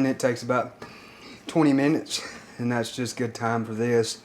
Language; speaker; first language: English; native; English